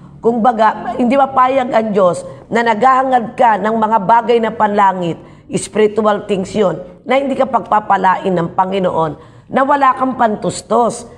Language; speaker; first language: Filipino; native; Filipino